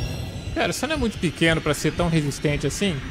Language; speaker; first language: Portuguese; native; Portuguese